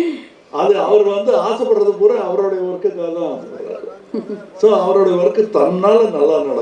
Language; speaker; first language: Tamil; native; Tamil